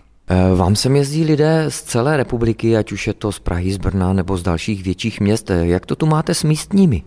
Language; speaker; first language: Czech; native; Czech